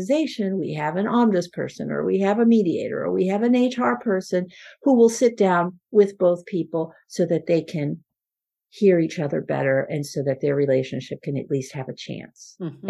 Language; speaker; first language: English; non-native, fluent; Spanish